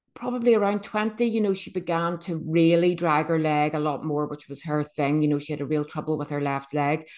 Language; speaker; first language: English; native; English